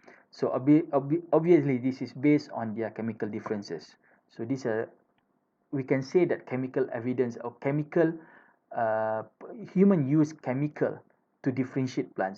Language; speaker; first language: English; non-native, fluent; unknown